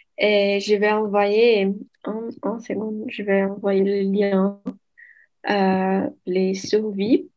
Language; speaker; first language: French; non-native, fluent; Portuguese